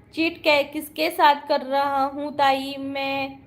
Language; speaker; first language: Hindi; non-native, local second language; Marathi